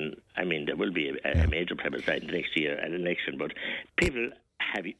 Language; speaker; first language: English; native; English